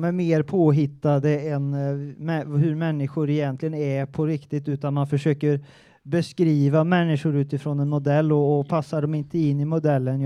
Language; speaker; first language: Swedish; native; Swedish